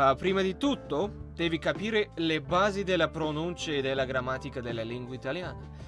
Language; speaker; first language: Italian; non-native, learner; Russian